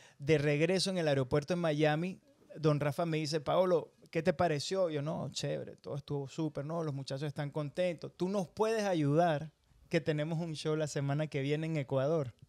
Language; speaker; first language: Spanish; native; Spanish